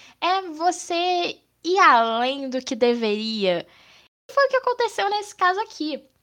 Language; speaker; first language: Portuguese; native; Portuguese